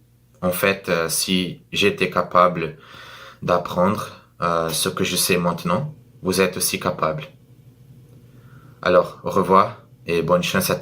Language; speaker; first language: French; non-native, fluent; Portuguese